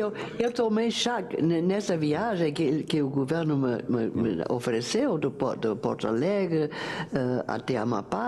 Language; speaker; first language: Portuguese; non-native, fluent; German